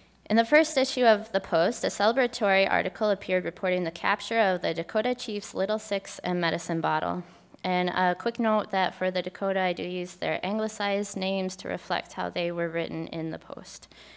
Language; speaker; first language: English; native; English